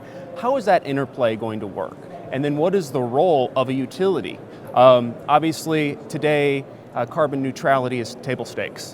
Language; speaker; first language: English; native; English